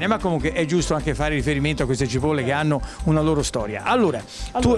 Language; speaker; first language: Italian; native; Italian